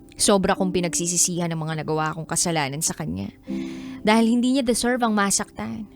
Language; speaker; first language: Filipino; native; Filipino